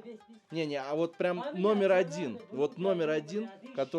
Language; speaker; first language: Russian; native; Russian